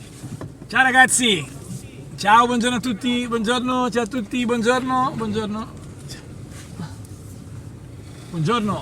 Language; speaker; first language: Italian; native; Italian